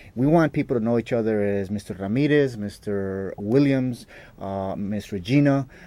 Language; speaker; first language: English; early bilingual, other home language; Spanish